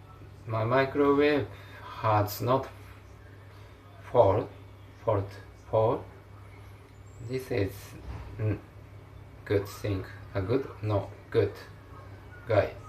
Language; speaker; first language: English; non-native, learner; Japanese